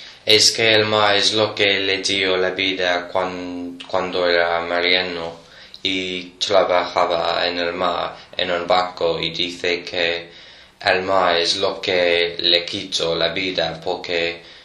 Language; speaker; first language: Spanish; non-native, learner; English